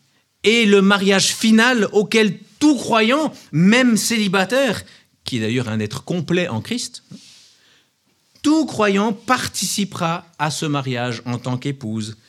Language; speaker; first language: French; native; French